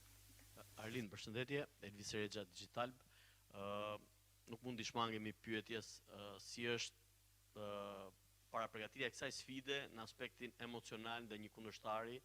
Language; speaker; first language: Albanian; native; Albanian